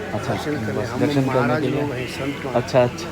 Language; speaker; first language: Hindi; non-native, learner; Bangla